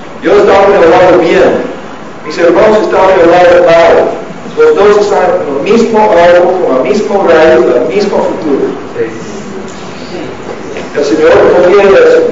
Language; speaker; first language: Spanish; non-native, learner; English